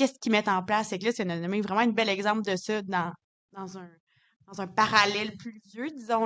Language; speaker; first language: French; native; French